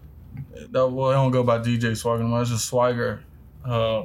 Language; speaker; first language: English; native; English